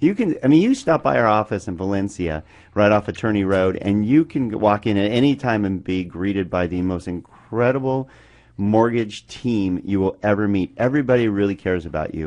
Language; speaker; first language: English; native; English